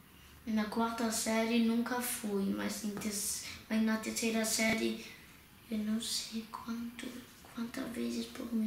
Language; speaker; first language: Portuguese; early bilingual, heritage; Portuguese